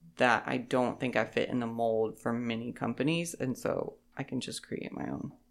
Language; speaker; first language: English; native; English